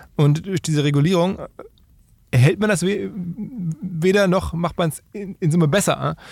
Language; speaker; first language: German; native; German